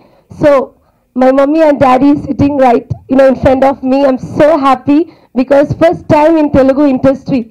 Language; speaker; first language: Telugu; non-native, learner; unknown